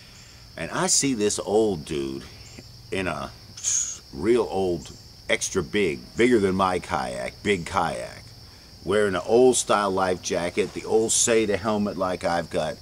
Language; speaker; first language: English; native; English